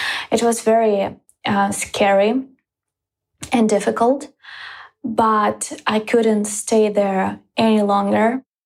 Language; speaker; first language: English; non-native, fluent; Ukrainian